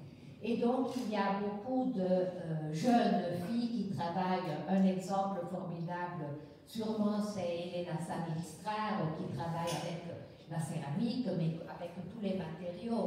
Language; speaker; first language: French; non-native, fluent; Italian